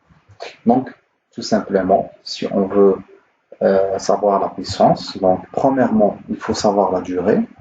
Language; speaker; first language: French; non-native, local second language; Arabic